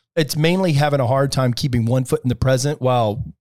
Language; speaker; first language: English; native; English